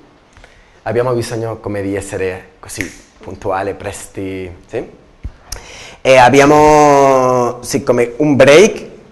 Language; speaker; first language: Italian; non-native, learner; Spanish